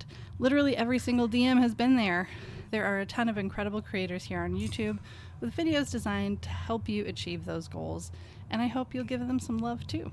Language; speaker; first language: English; native; English